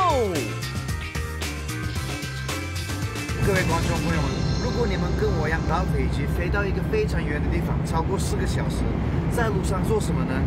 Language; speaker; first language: Chinese; non-native, fluent; Turkish